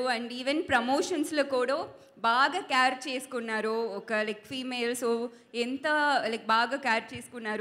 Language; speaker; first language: Telugu; non-native, learner; Tamil